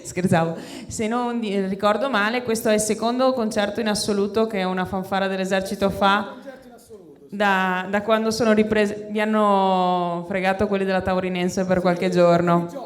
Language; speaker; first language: Italian; native; Italian